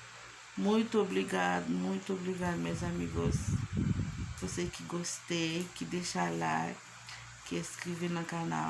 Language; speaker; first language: Portuguese; non-native, learner; Haitian Creole